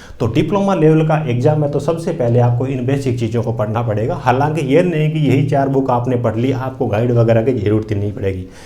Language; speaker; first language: Hindi; native; Hindi